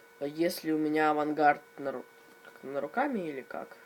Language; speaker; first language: Russian; native; Russian